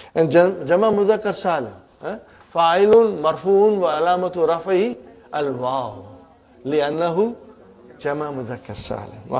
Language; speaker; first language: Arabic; non-native, fluent; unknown